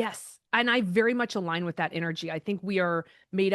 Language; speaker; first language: English; native; English